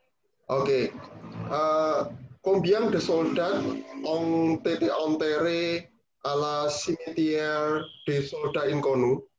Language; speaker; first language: French; non-native, learner; Indonesian